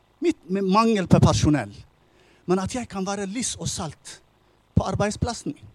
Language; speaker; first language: Norwegian; non-native, fluent; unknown